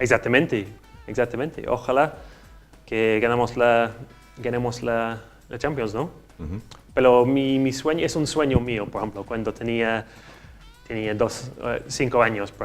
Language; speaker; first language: Spanish; non-native, learner; English